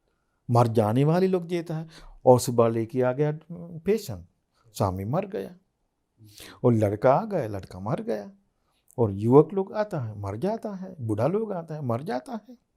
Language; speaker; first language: Hindi; non-native, fluent; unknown